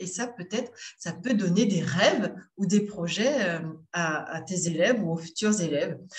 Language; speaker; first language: French; native; French